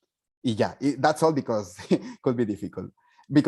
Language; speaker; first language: English; non-native, fluent; Spanish